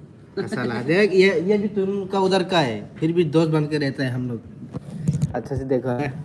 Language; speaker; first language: Hindi; non-native, local second language; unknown